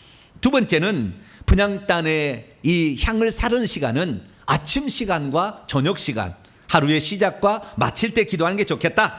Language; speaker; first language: Korean; native; Korean